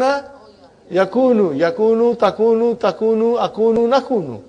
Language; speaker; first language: Arabic; non-native, fluent; Urdu